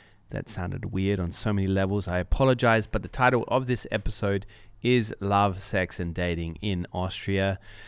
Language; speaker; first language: English; native; English